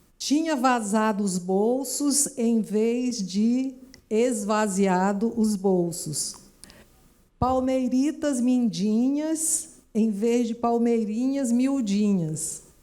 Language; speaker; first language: Portuguese; native; Portuguese